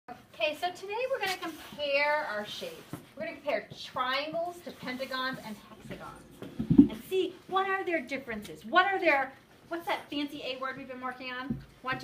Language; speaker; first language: English; native; English